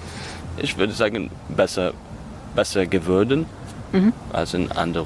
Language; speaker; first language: German; non-native, learner; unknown